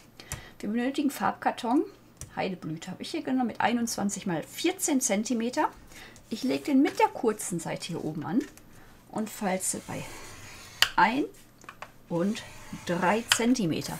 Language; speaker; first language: German; native; German